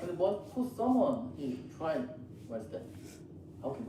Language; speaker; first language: English; non-native, learner; Korean